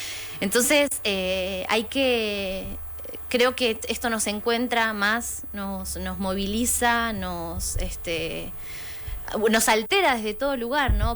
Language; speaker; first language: Spanish; native; Spanish